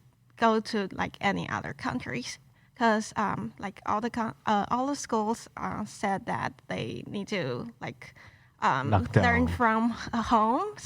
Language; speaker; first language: English; non-native, local second language; Chinese